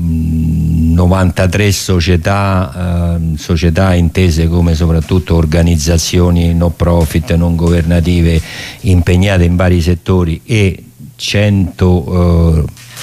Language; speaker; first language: Italian; native; Italian